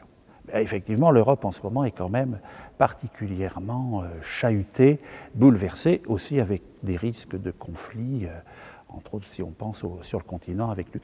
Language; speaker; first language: French; native; French